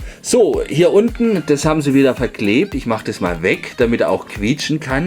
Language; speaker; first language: German; native; German